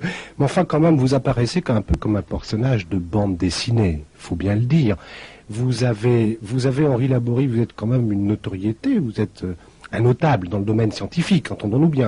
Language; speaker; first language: French; native; French